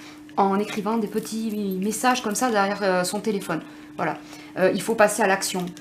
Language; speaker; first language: French; native; French